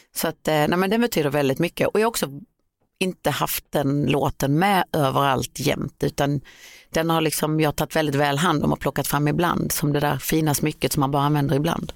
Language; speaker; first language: Swedish; native; Swedish